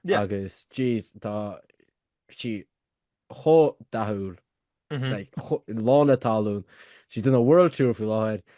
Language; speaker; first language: Irish; native; Irish